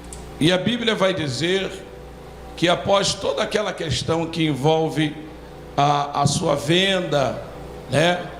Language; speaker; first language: Portuguese; native; Portuguese